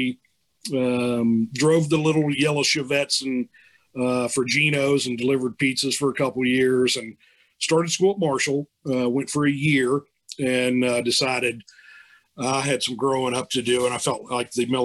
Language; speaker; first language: English; native; English